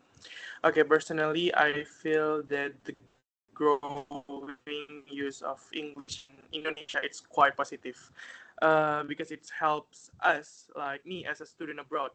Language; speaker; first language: English; non-native, fluent; Indonesian